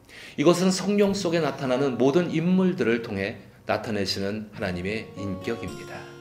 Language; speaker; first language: Korean; native; Korean